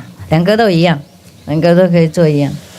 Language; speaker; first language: Chinese; non-native, fluent; Vietnamese